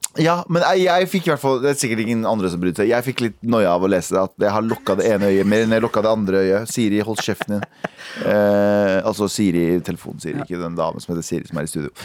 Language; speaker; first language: Norwegian; early bilingual, other home language; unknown